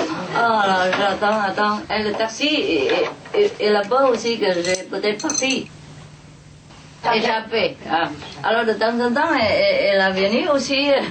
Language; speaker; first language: French; non-native, learner; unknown